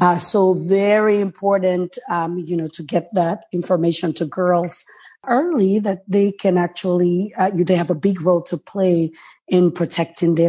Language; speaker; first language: English; non-native, local second language; Krio